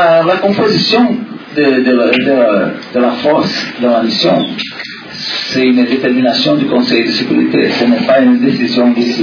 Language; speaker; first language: French; non-native, learner; Portuguese